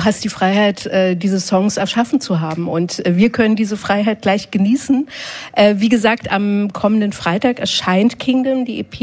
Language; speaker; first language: German; native; German